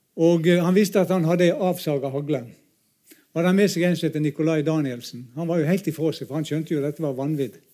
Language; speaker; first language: Norwegian; native; Norwegian